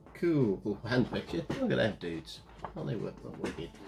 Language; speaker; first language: English; native; English